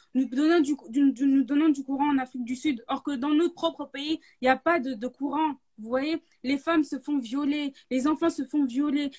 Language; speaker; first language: French; native; French